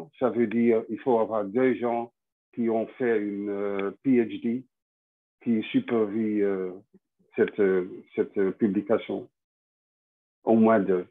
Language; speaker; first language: French; non-native, fluent; Dutch